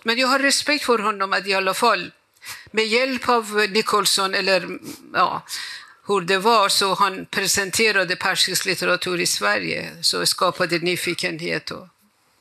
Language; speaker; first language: Swedish; non-native, fluent; Persian